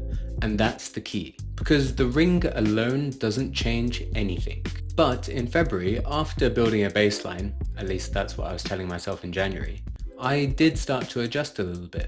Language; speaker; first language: English; native; English